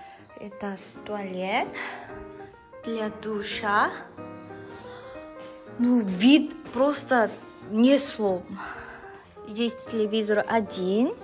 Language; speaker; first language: Russian; non-native, learner; Korean